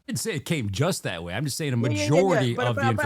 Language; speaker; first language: English; native; English